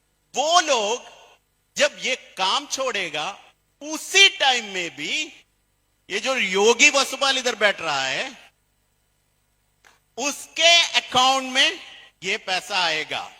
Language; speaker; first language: Hindi; non-native, fluent; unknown